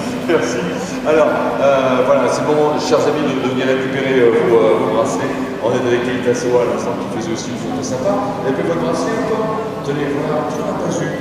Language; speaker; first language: French; native; French